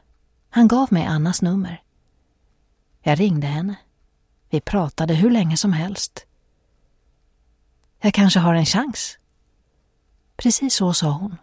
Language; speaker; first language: Swedish; native; Swedish